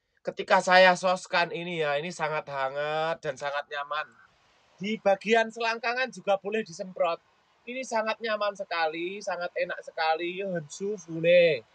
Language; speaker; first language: Indonesian; non-native, local second language; Javanese